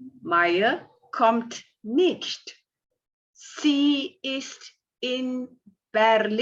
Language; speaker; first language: German; non-native, learner; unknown